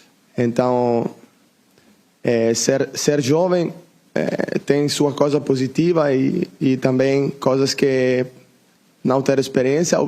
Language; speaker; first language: Portuguese; non-native, learner; Italian